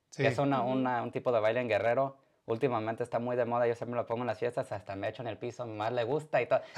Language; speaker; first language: Spanish; early bilingual, heritage; Spanish